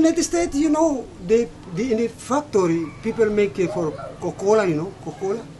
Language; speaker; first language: English; non-native, learner; Indonesian